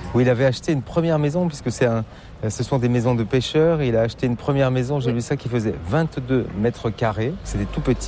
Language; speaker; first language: French; native; French